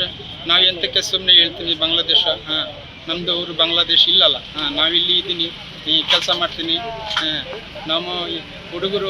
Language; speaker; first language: Kannada; non-native, learner; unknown